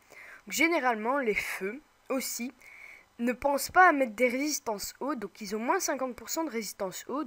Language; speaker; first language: French; native; French